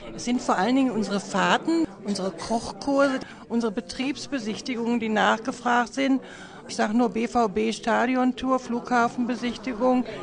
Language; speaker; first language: German; native; German